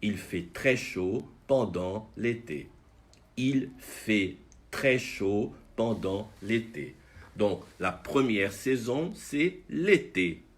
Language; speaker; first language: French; non-native, fluent; Portuguese